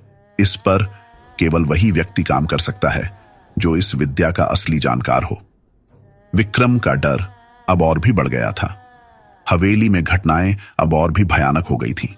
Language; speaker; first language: Hindi; native; Hindi